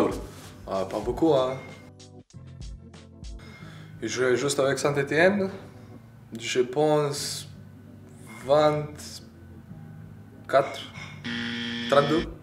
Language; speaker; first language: French; non-native, learner; Slovenian